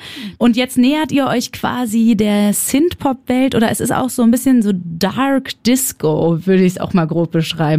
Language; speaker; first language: German; native; German